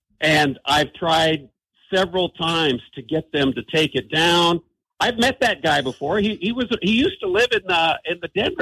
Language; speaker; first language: English; native; English